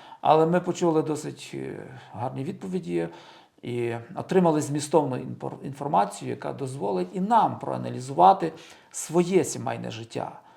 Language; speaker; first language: Ukrainian; native; Ukrainian